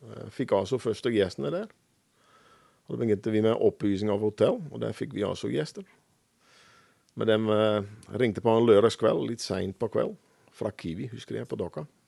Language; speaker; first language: Norwegian; non-native, fluent; Dutch